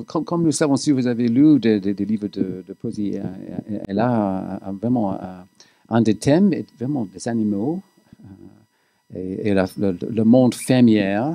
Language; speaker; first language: French; non-native, fluent; English